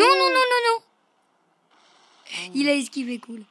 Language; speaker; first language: French; native; French